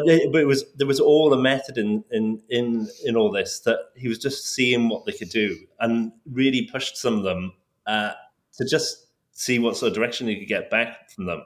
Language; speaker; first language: English; native; English